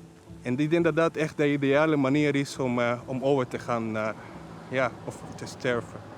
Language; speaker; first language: Dutch; non-native, fluent; Spanish